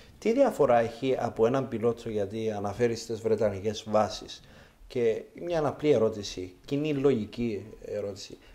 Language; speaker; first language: Greek; early bilingual, heritage; Greek